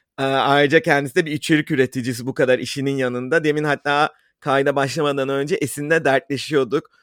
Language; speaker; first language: Turkish; native; Turkish